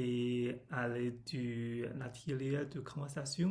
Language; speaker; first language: French; non-native, learner; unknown